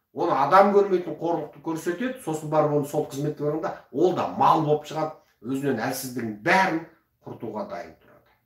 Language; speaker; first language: Kazakh; early bilingual, heritage; Kazakh